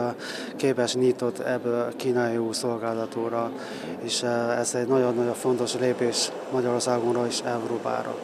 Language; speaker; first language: Hungarian; non-native, learner; Chinese